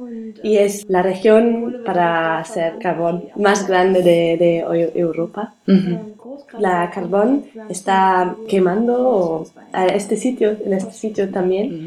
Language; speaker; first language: Spanish; non-native, learner; German